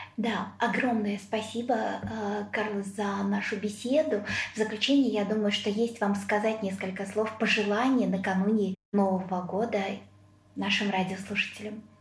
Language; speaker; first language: Russian; native; Russian